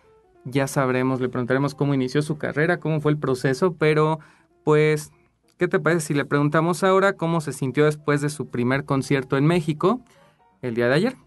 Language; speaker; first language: Spanish; native; Spanish